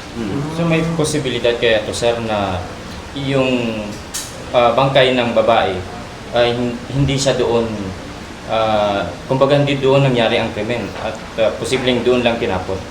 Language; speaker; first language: Filipino; native; Filipino